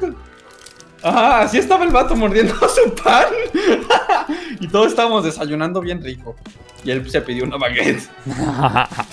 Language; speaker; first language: Spanish; native; Spanish